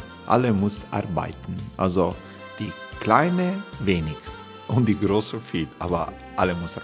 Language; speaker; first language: German; non-native, fluent; Croatian